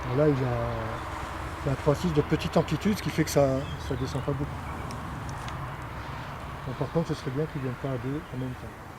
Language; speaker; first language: French; native; French